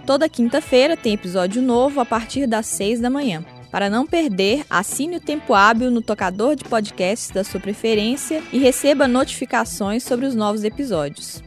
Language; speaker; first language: Portuguese; native; Portuguese